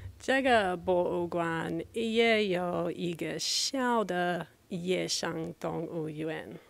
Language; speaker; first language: Chinese; non-native, learner; English